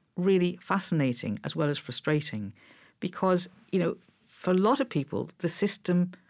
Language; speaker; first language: English; native; English